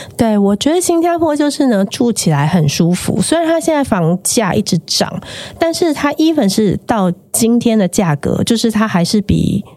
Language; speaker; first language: Chinese; native; Chinese